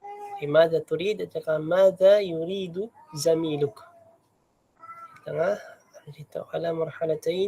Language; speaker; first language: Arabic; non-native, fluent; Filipino